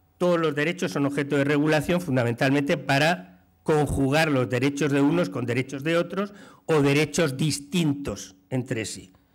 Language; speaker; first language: Spanish; native; Spanish